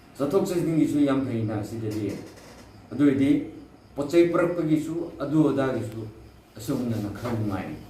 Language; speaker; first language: Manipuri; non-native, local second language; Rongmei Naga